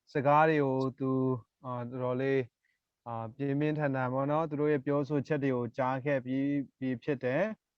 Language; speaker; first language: Burmese; non-native, local second language; Tedim Chin